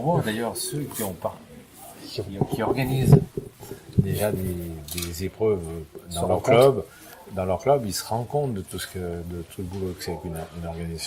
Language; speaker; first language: French; native; French